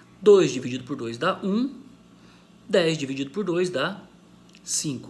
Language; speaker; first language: Portuguese; native; Portuguese